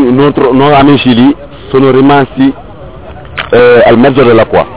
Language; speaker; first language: Italian; non-native, learner; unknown